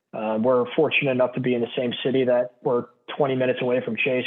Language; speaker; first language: English; native; English